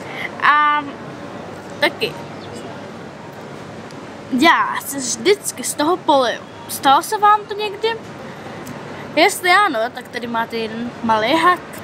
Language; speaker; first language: Czech; early bilingual, heritage; Czech